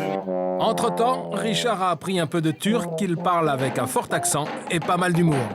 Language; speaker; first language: French; native; French